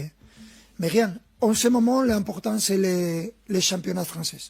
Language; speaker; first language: French; non-native, fluent; Spanish